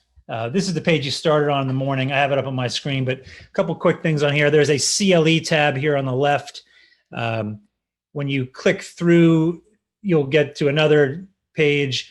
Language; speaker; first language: English; native; English